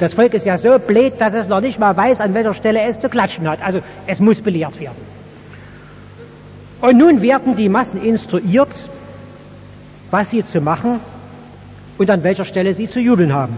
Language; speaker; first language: German; native; German